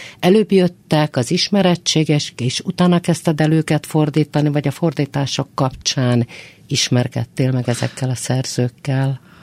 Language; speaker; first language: Hungarian; native; Hungarian